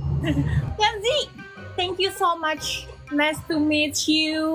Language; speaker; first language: English; non-native, learner; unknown